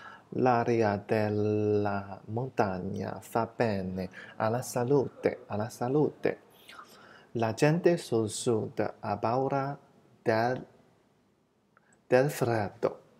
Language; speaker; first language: Italian; non-native, fluent; Chinese